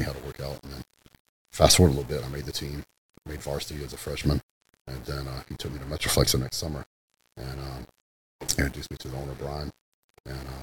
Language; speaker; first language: English; native; English